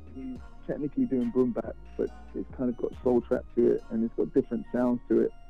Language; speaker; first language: English; native; English